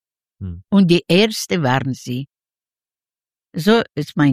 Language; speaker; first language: German; non-native, fluent; Yiddish